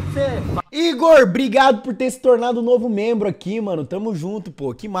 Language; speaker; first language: Portuguese; native; Portuguese